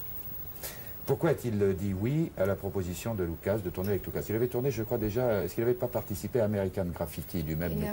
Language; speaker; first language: French; native; French